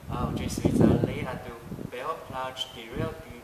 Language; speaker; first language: French; non-native, learner; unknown